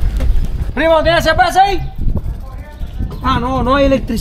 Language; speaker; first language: Spanish; native; Spanish